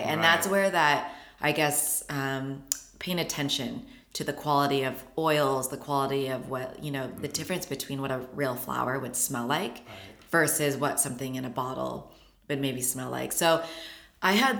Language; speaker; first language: English; native; English